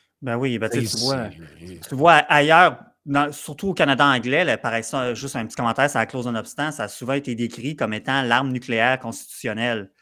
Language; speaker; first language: French; native; French